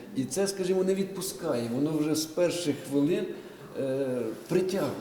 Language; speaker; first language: Ukrainian; native; Ukrainian